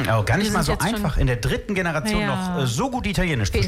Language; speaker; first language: German; early bilingual, other home language; Italian